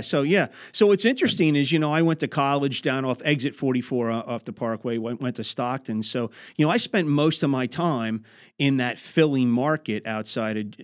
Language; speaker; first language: English; native; English